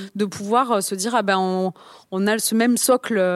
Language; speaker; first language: French; native; French